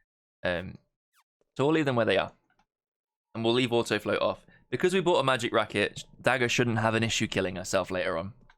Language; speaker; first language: English; native; English